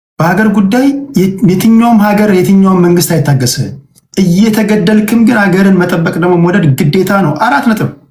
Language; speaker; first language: Amharic; native; Amharic